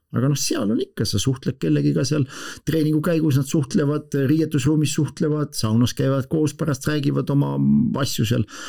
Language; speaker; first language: Estonian; native; Estonian